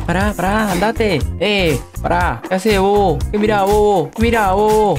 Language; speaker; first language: Spanish; native; Spanish